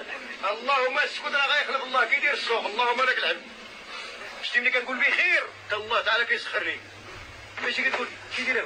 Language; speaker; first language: Arabic; native; Arabic